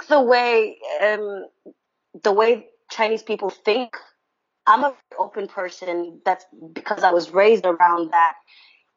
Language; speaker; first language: English; non-native, local second language; Ganda